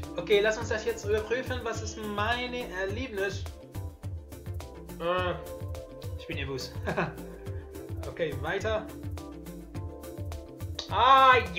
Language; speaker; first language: German; non-native, learner; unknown